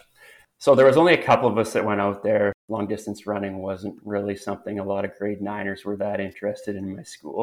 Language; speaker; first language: English; native; English